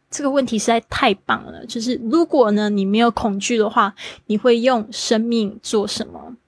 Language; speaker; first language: Chinese; native; Chinese